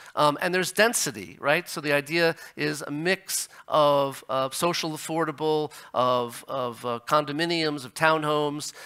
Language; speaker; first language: English; native; English